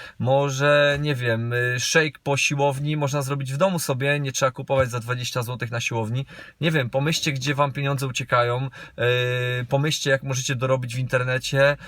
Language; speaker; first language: Polish; native; Polish